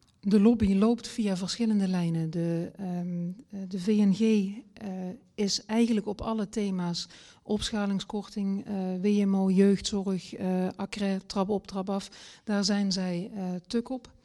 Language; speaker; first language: Dutch; native; Dutch